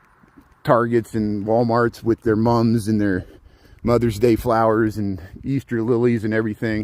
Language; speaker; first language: English; native; English